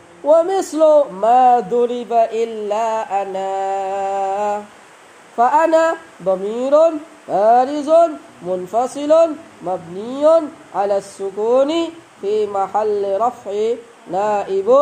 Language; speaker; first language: Arabic; non-native, fluent; Indonesian